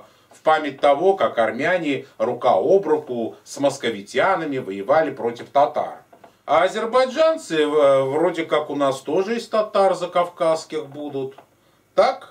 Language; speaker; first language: Russian; native; Russian